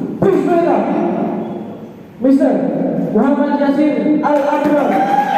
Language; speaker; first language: English; non-native, learner; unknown